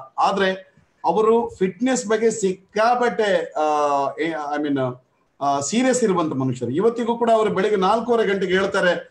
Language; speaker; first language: Kannada; native; Kannada